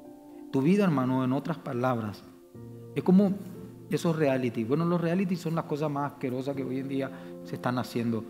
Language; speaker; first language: Spanish; native; Spanish